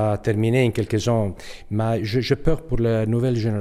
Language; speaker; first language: French; non-native, learner; Italian